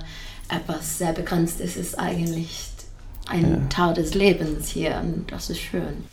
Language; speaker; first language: German; non-native, fluent; English